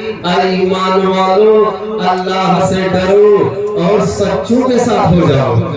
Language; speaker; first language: Hindi; native; Hindi